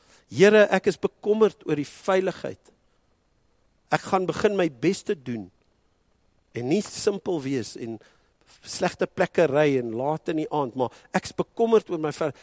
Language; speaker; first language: Afrikaans; early bilingual, heritage; Afrikaans